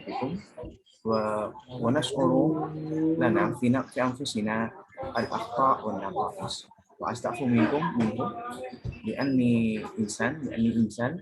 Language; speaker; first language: Arabic; non-native, learner; Indonesian